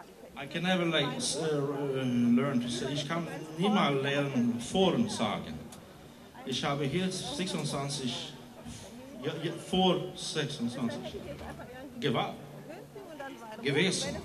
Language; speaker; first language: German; non-native, learner; English